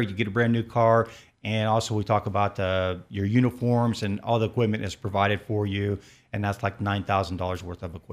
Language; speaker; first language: English; native; English